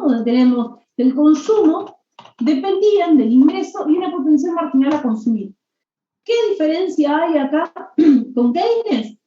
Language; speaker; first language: Spanish; native; Spanish